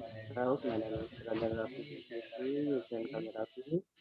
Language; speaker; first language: English; non-native, learner; Indonesian